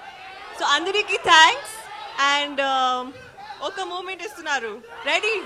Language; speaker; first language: Telugu; non-native, learner; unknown